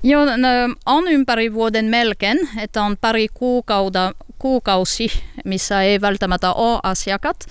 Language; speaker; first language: Finnish; non-native, learner; French